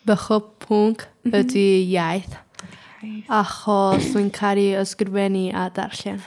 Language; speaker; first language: Welsh; non-native, learner; Spanish